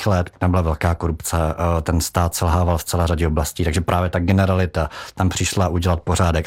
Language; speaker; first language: Czech; native; Czech